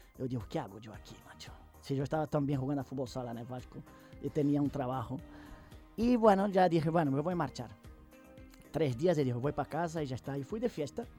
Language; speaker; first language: Spanish; non-native, fluent; Portuguese